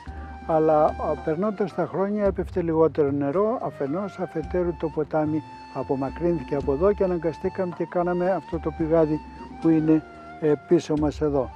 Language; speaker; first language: Greek; native; Greek